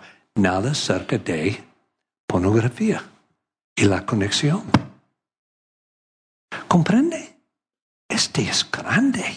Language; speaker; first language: Spanish; non-native, learner; English